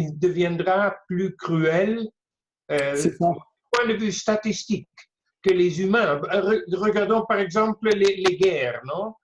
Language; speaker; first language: French; non-native, fluent; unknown